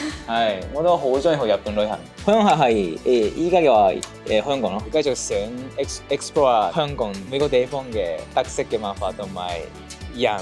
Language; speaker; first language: Cantonese; non-native, fluent; Japanese